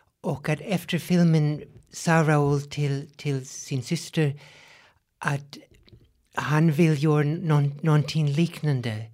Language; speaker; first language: Swedish; non-native, fluent; English